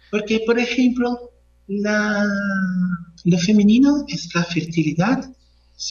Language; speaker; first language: Spanish; non-native, fluent; Portuguese